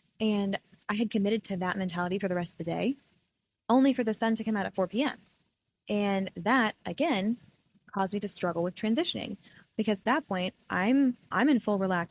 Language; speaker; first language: English; native; English